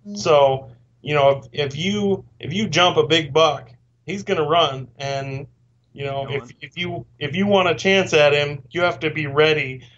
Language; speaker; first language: English; native; English